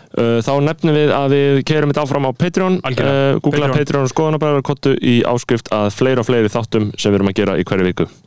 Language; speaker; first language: Icelandic; native; Icelandic